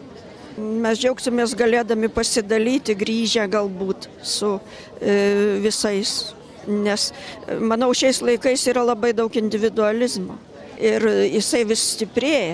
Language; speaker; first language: Lithuanian; native; Lithuanian